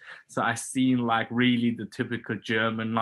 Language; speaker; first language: English; non-native, fluent; German